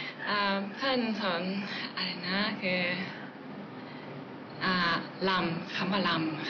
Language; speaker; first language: Thai; non-native, learner; Japanese